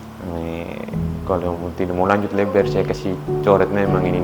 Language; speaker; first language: Indonesian; non-native, local second language; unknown